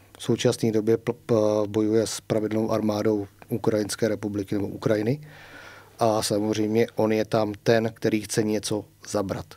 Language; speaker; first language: Czech; native; Czech